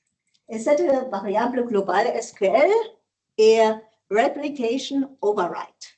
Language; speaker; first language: French; non-native, learner; German